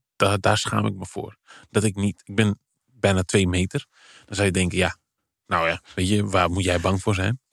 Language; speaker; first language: Dutch; early bilingual, other home language; Kabuverdianu